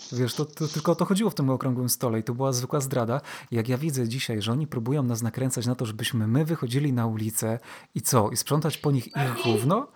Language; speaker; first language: Polish; native; Polish